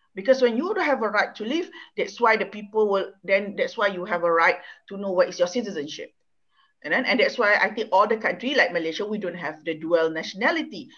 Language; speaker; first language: English; non-native, local second language; Malay